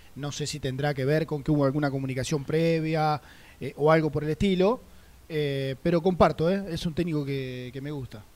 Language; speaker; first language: Spanish; native; Spanish